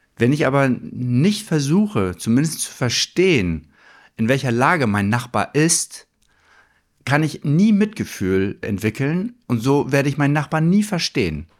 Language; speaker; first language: German; early bilingual, other home language; Turkish